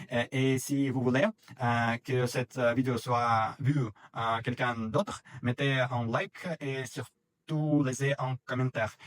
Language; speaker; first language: French; non-native, learner; Russian